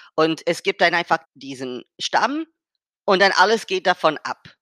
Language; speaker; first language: German; non-native, fluent; English